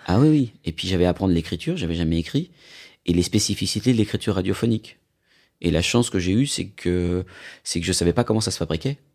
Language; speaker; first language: French; native; French